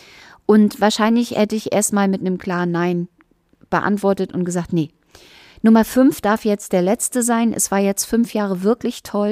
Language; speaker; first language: German; native; German